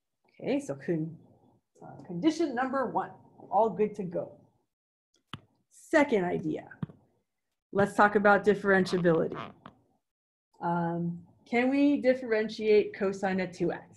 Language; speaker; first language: English; native; English